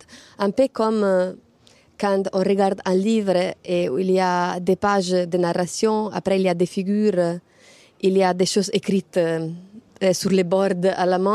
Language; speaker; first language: French; non-native, fluent; Italian